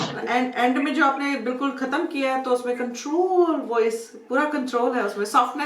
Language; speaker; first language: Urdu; non-native, local second language; Punjabi